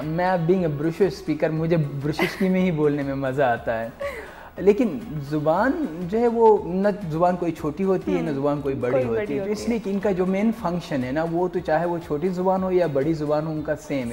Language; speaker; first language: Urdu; non-native, local second language; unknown